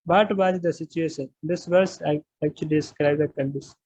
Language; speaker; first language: English; non-native, local second language; Hindi